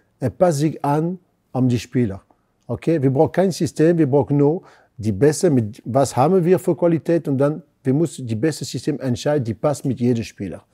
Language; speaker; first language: German; non-native, fluent; French